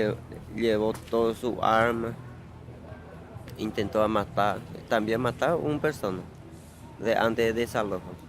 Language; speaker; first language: Spanish; non-native, local second language; Guarani